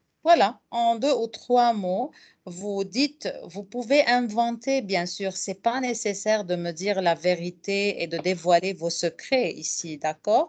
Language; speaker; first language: French; non-native, fluent; Arabic